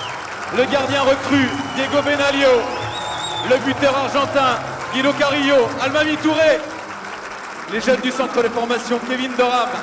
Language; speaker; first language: French; native; French